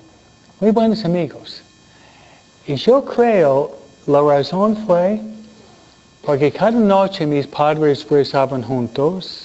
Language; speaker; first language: Spanish; non-native, fluent; English